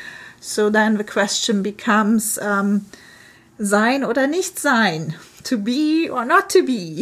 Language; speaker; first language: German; non-native, fluent; English